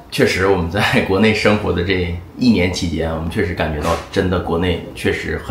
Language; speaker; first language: Chinese; native; Chinese